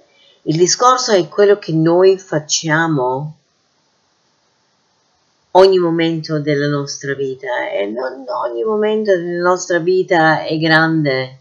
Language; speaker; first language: Italian; non-native, fluent; English